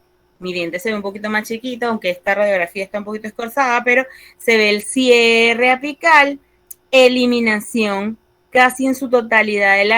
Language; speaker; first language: Spanish; native; Spanish